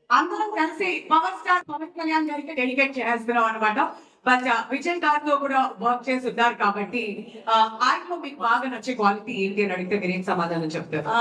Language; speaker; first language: Telugu; native; Telugu